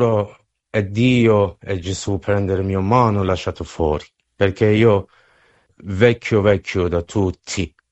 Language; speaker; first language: Italian; non-native, learner; Persian